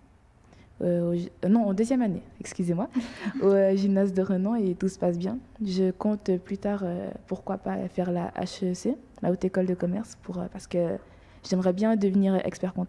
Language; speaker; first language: French; early bilingual, other home language; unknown